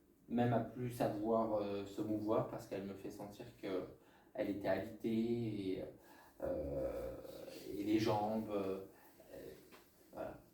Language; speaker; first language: French; native; French